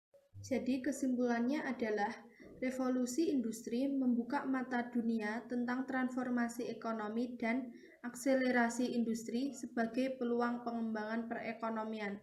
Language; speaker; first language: Indonesian; native; Indonesian